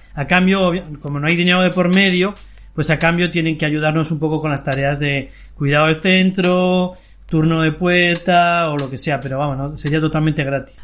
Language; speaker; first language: Spanish; native; Spanish